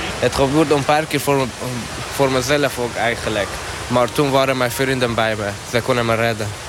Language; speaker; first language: Dutch; non-native, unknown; Persian